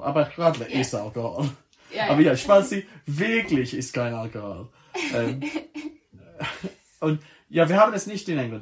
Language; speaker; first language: German; non-native, learner; English